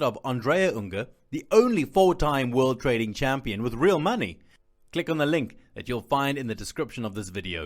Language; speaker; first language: English; non-native, fluent; Italian